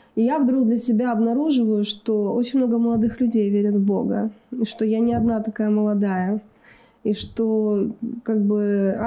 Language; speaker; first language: Russian; native; Russian